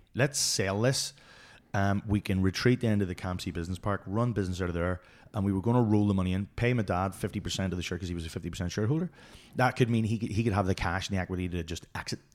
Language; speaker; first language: English; native; English